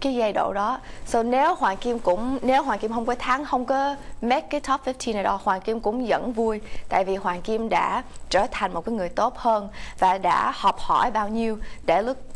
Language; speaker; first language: Vietnamese; early bilingual, heritage; Vietnamese